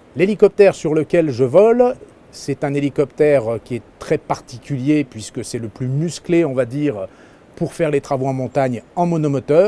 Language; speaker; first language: French; native; French